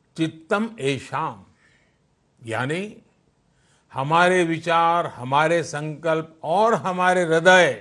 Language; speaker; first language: Hindi; non-native, local second language; Gujarati